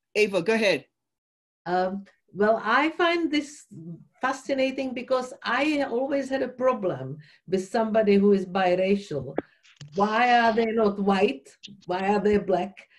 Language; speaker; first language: English; non-native, fluent; Czech